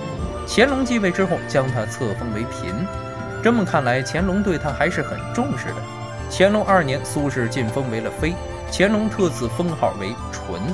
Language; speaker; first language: Chinese; native; Chinese